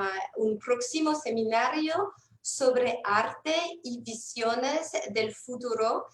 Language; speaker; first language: Spanish; non-native, fluent; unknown